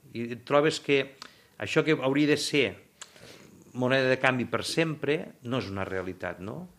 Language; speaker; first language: Catalan; native; Catalan